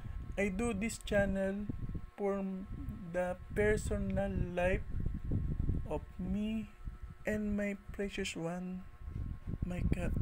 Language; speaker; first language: English; non-native, learner; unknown